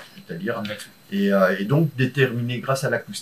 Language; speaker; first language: French; native; French